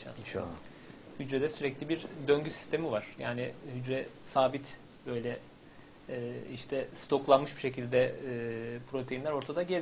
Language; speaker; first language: Turkish; native; Turkish